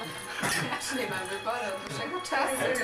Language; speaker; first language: Polish; native; Polish